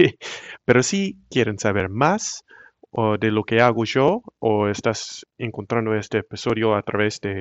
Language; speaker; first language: Spanish; non-native, fluent; English